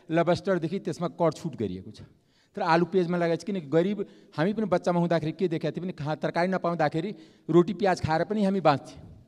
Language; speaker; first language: Nepali; non-native, local second language; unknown